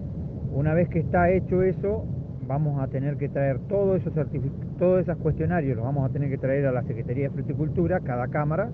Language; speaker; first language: Spanish; native; Spanish